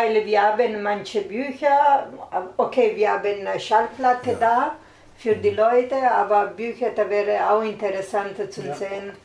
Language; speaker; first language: German; non-native, learner; Italian